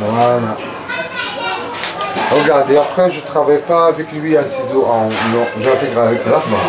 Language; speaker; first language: French; non-native, learner; Arabic